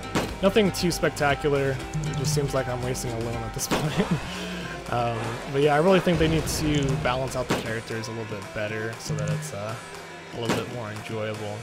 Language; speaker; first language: English; native; English